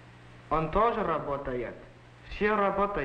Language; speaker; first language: Russian; non-native, learner; English